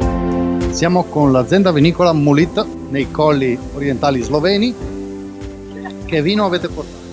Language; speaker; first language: Italian; native; Italian